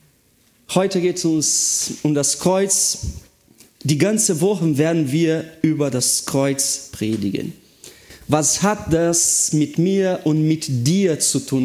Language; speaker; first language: German; non-native, fluent; Portuguese